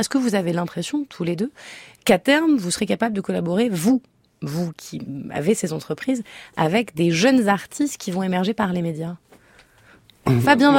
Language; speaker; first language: French; native; French